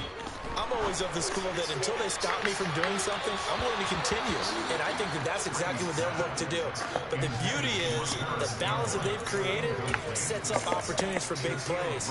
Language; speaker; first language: English; native; English